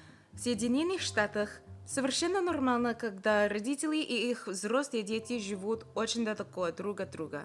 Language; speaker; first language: Russian; non-native, fluent; English